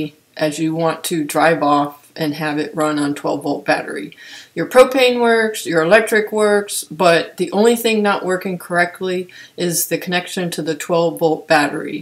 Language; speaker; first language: English; native; English